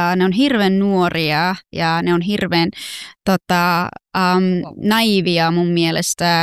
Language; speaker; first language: Finnish; early bilingual, other home language; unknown